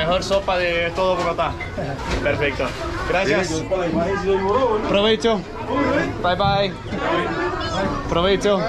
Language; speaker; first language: Spanish; non-native, fluent; Danish